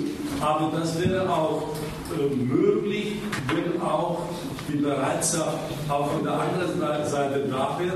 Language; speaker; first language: German; non-native, fluent; Greek